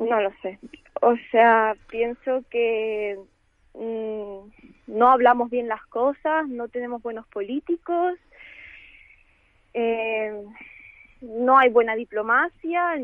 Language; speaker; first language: Spanish; early bilingual, other home language; Ukrainian